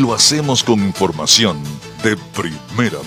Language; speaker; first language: Spanish; native; Spanish